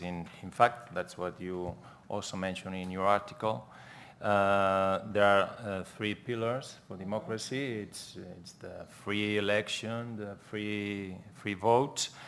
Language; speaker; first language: English; non-native, fluent; Catalan